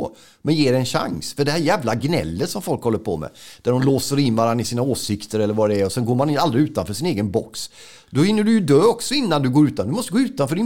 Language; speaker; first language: Swedish; native; Swedish